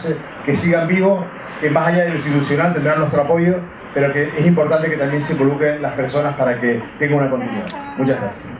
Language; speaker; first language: Spanish; native; Spanish